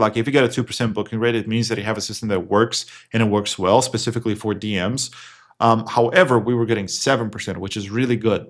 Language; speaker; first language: English; non-native, fluent; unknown